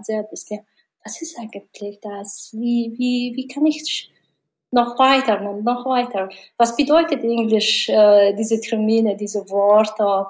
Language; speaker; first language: German; non-native, learner; Mongolian